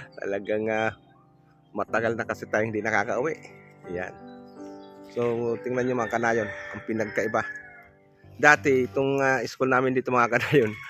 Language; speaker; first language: Filipino; non-native, local second language; Masbatenyo